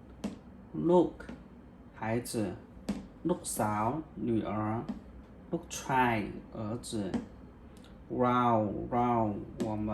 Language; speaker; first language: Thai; non-native, learner; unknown